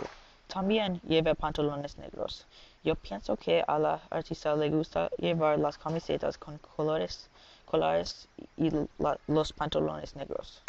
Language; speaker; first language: Spanish; non-native, learner; English